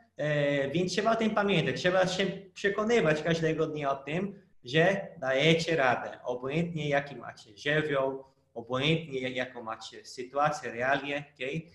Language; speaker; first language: Polish; non-native, fluent; Portuguese